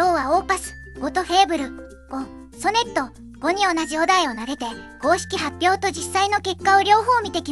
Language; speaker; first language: Japanese; native; Japanese